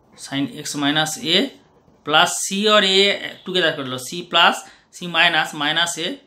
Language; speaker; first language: Hindi; non-native, local second language; Bangla